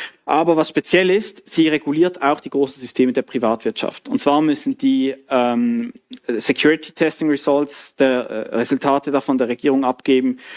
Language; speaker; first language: German; native; German